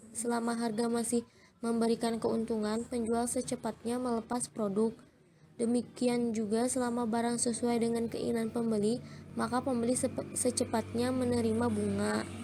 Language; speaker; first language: Indonesian; native; Indonesian